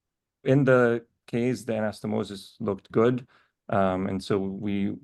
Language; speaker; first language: English; native; English